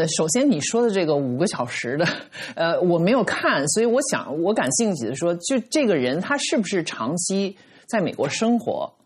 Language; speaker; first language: Chinese; native; Chinese